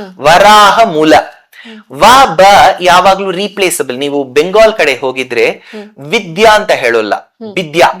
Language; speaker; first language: Kannada; non-native, local second language; Tamil